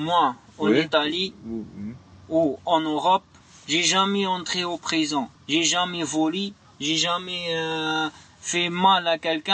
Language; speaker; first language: French; non-native, learner; Arabic